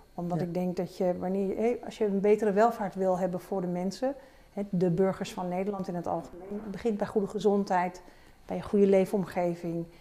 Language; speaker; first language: Dutch; native; Dutch